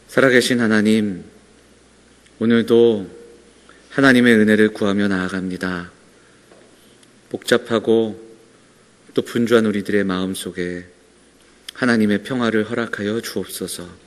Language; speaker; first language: Korean; native; Korean